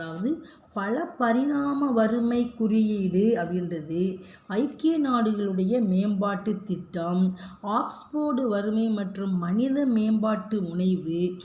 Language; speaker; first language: Tamil; native; Tamil